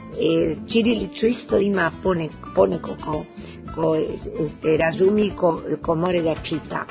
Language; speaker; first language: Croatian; early bilingual, heritage; Serbian